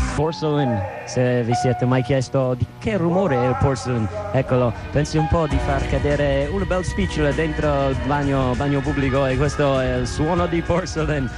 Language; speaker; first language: Italian; non-native, fluent; English